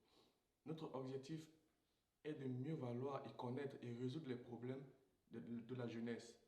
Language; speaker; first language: French; non-native, local second language; Sango